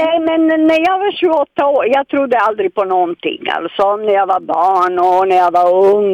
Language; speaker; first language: Swedish; non-native, fluent; Serbian